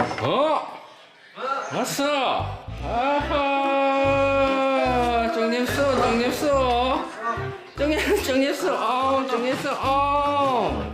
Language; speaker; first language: Korean; native; Korean